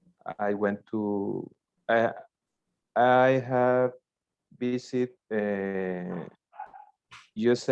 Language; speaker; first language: English; non-native, learner; Spanish